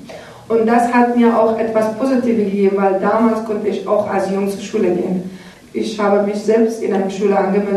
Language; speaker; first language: German; non-native, learner; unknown